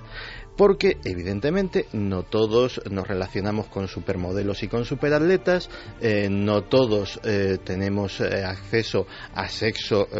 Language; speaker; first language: Spanish; native; Spanish